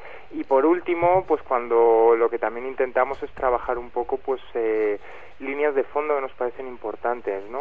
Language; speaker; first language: Spanish; native; Spanish